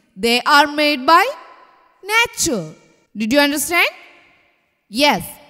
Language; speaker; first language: English; non-native, local second language; Malayalam